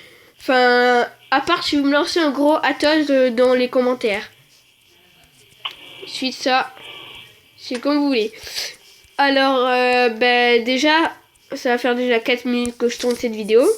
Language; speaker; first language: French; native; French